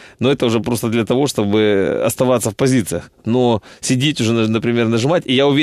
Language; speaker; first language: Russian; native; Russian